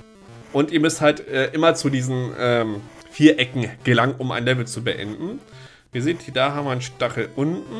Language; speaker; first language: German; native; German